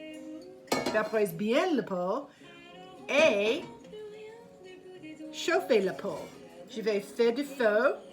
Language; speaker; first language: French; non-native, fluent; English